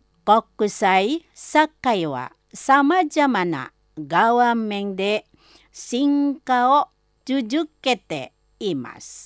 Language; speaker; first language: Japanese; non-native, fluent; Indonesian